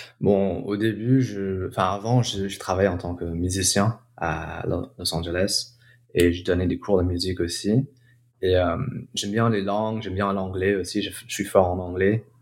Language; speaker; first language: French; non-native, fluent; English